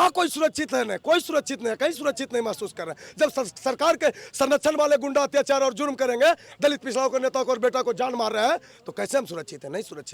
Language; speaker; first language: Hindi; native; Hindi